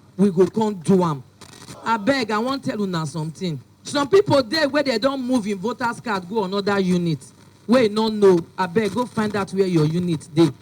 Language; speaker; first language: Nigerian Pidgin; non-native, local second language; Bini